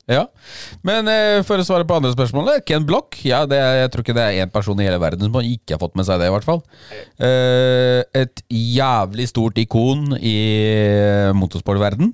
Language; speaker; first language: Norwegian; early bilingual, other home language; Polish